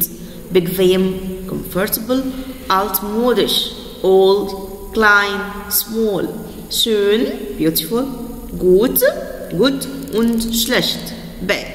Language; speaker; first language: German; non-native, fluent; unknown